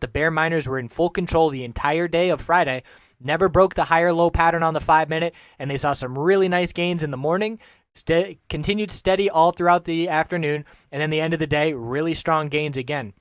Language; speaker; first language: English; native; English